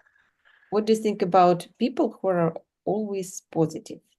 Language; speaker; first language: English; non-native, fluent; Russian